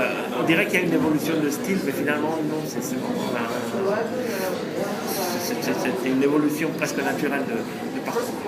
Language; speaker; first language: French; non-native, fluent; Spanish